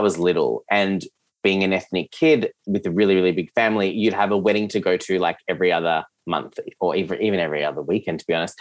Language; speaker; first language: English; early bilingual, other home language; Serbian